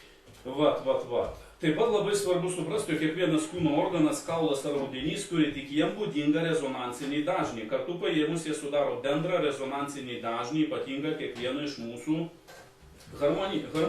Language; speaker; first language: Lithuanian; native; Lithuanian